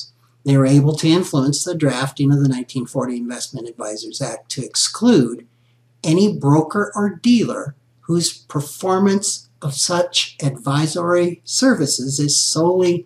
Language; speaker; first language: English; native; English